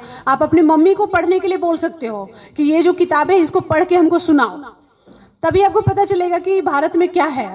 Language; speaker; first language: Hindi; native; Hindi